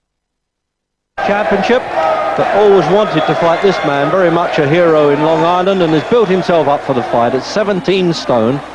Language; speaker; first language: English; native; English